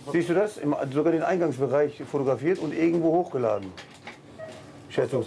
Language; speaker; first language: German; native; German